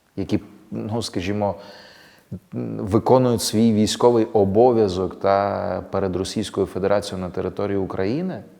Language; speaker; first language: Ukrainian; native; Ukrainian